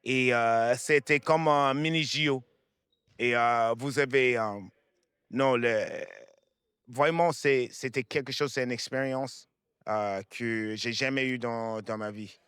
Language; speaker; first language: French; non-native, fluent; English